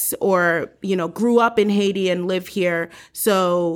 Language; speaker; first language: English; early bilingual, other home language; Haitian Creole